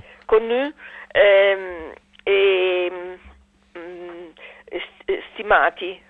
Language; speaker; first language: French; non-native, learner; Italian